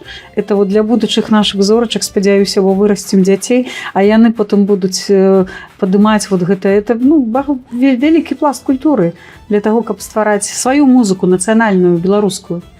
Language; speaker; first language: Belarusian; native; Belarusian